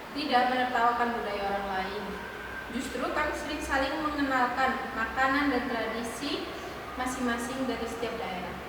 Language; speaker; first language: Indonesian; non-native, local second language; Tetum